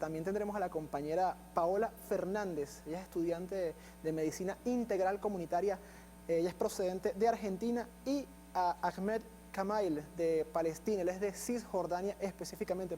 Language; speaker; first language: Spanish; native; Spanish